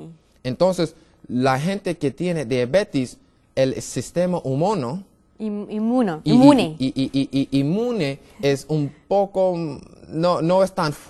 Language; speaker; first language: Spanish; non-native, learner; English